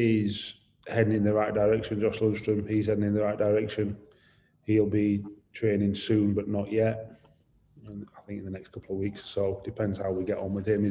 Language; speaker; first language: English; native; English